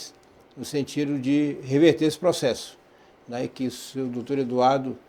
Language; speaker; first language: Portuguese; native; Portuguese